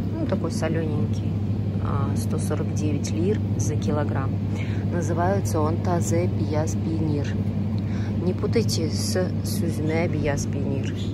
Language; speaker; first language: Russian; native; Russian